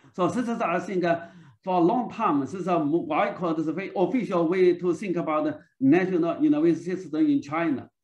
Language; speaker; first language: English; non-native, learner; Chinese